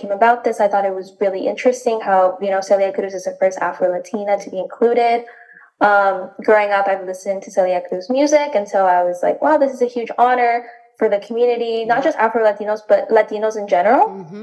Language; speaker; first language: English; native; English